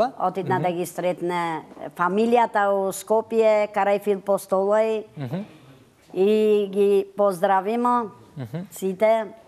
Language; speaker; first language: Macedonian; early bilingual, heritage; Macedonian